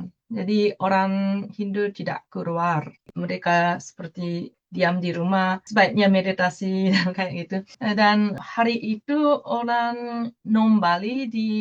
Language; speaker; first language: Indonesian; non-native, fluent; Japanese